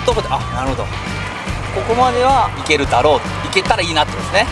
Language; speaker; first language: Japanese; native; Japanese